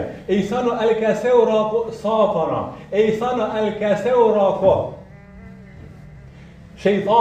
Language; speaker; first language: Finnish; non-native, fluent; Arabic